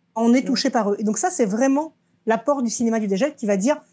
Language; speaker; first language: French; early bilingual, other home language; Russian